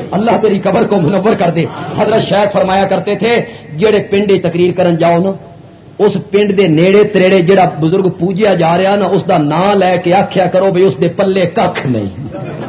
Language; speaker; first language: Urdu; non-native, local second language; Punjabi